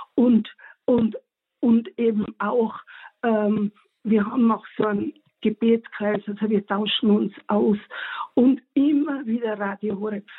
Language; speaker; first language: German; native; German